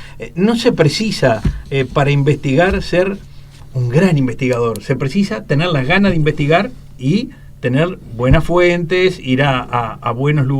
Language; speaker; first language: Spanish; native; Spanish